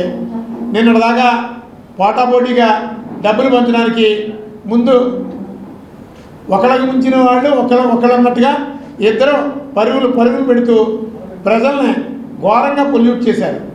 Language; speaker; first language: Telugu; native; Telugu